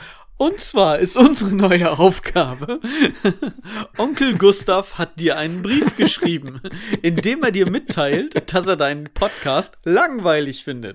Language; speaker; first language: German; native; German